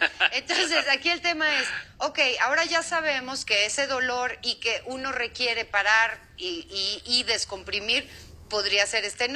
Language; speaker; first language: Spanish; native; Spanish